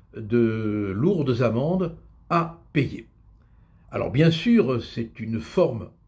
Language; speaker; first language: French; native; French